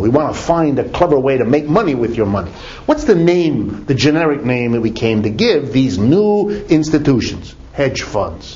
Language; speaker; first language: English; native; English